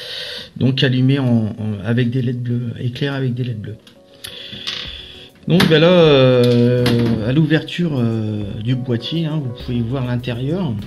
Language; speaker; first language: French; native; French